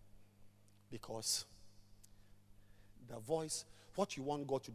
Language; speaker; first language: English; non-native, local second language; Ewe